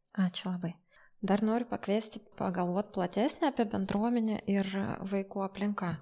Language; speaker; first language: Lithuanian; non-native, local second language; Russian